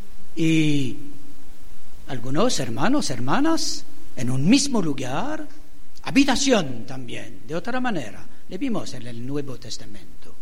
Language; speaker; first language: Spanish; non-native, fluent; French